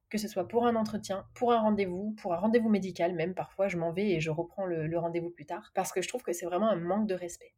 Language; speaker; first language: French; native; French